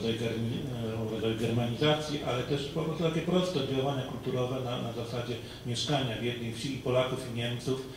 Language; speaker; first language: Polish; native; Polish